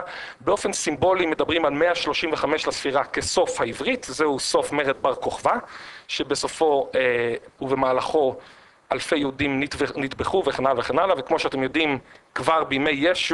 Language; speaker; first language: Hebrew; native; Hebrew